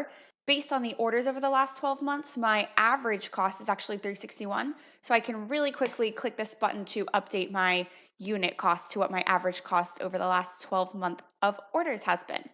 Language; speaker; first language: English; native; English